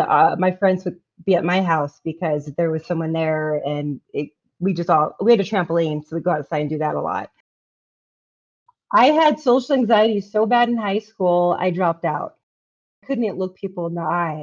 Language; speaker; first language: English; native; English